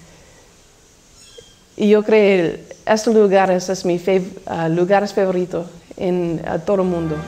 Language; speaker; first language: Spanish; non-native, learner; English